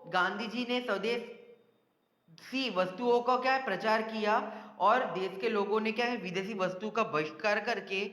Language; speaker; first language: Hindi; non-native, local second language; Gujarati